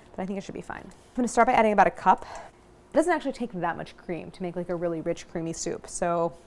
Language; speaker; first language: English; native; English